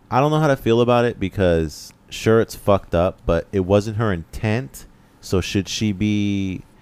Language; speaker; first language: English; native; English